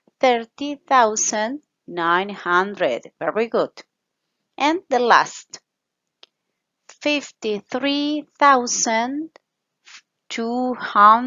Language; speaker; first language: English; non-native, fluent; Spanish